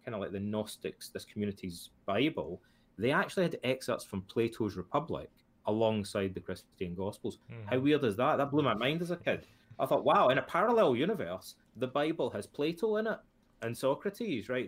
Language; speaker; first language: English; native; English